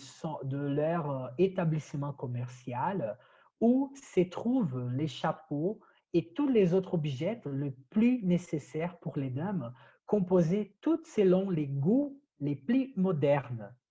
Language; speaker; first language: French; non-native, fluent; Portuguese